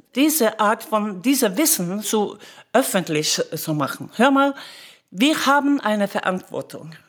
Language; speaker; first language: German; non-native, fluent; Norwegian